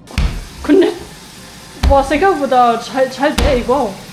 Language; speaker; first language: Korean; non-native, learner; German